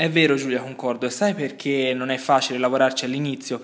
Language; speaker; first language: Italian; native; Italian